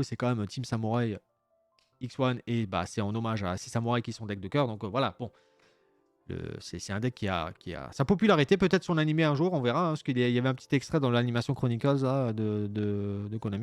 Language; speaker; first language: French; native; French